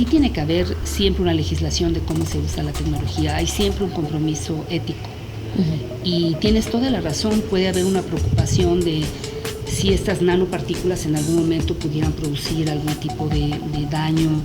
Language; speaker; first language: Spanish; native; Spanish